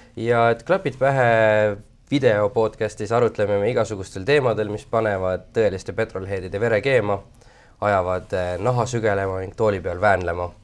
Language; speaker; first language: Estonian; native; Estonian